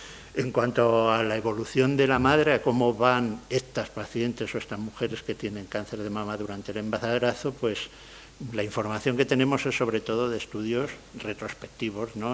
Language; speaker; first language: Spanish; native; Spanish